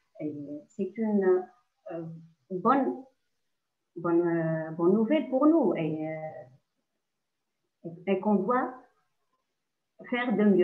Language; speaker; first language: French; non-native, local second language; Arabic